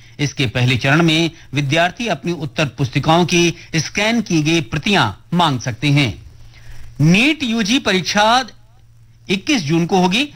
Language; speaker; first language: Hindi; native; Hindi